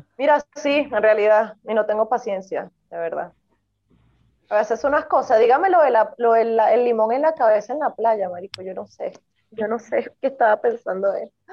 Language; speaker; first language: Spanish; native; Spanish